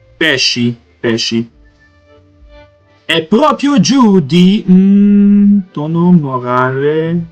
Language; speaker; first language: Italian; non-native, learner; Portuguese